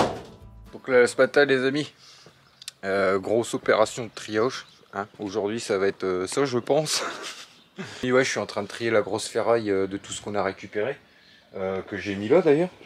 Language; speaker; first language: French; native; French